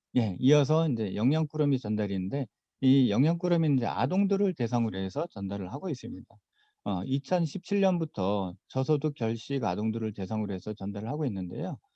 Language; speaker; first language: Korean; native; Korean